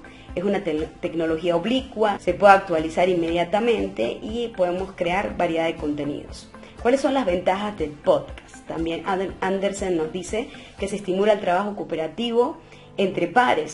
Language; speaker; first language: Spanish; native; Spanish